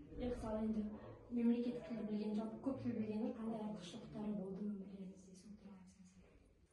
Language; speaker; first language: Kazakh; native; Kazakh